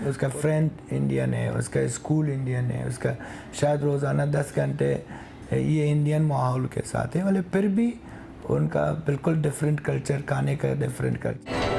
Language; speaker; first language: Hindi; non-native, fluent; Persian